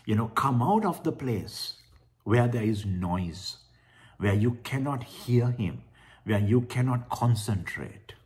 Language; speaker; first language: English; non-native, local second language; Sinhala